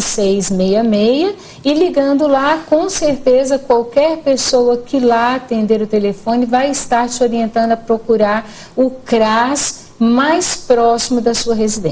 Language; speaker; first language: Portuguese; native; Portuguese